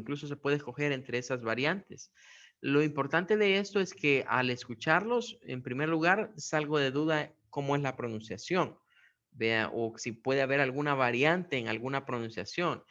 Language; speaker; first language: Spanish; native; Spanish